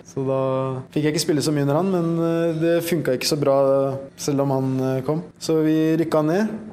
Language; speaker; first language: Norwegian; early bilingual, other home language; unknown